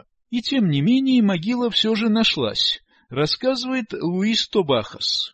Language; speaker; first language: Russian; native; Russian